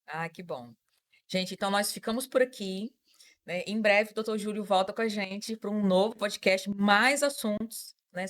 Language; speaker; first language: Portuguese; native; Portuguese